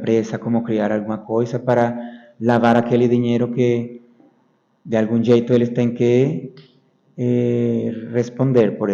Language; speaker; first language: Portuguese; non-native, fluent; Spanish